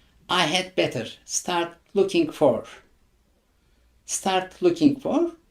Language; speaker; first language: English; non-native, fluent; Turkish